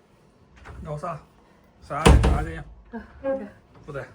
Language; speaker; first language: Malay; non-native, fluent; Chinese